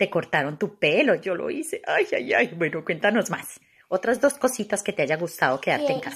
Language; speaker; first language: Spanish; native; Spanish